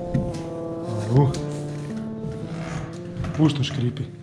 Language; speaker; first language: Croatian; native; Croatian